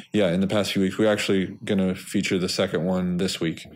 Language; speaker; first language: English; native; English